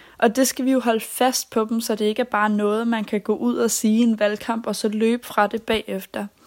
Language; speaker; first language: Danish; native; Danish